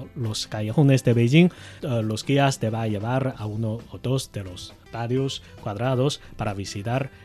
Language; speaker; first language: Spanish; non-native, fluent; Chinese